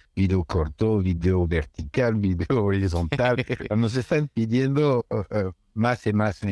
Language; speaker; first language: Spanish; non-native, fluent; French